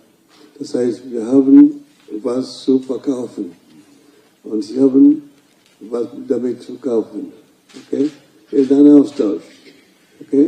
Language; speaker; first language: German; non-native, fluent; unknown